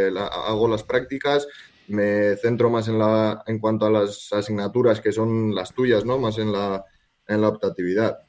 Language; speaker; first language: Spanish; native; Spanish